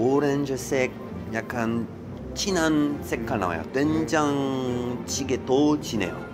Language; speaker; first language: Korean; non-native, learner; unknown